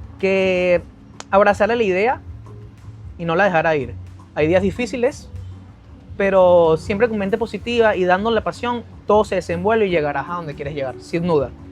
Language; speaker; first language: Spanish; native; Spanish